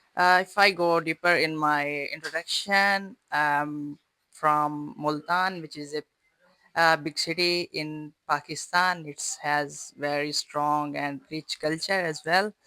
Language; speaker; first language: English; non-native, fluent; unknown